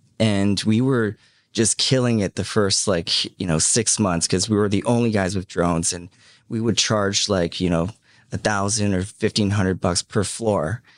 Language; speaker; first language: English; early bilingual, other home language; Cantonese